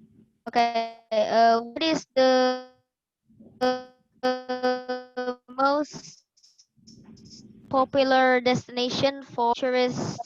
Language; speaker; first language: English; non-native, learner; Indonesian